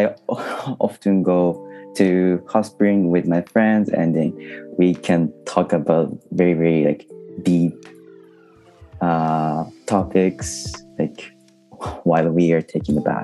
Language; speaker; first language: English; non-native, learner; Japanese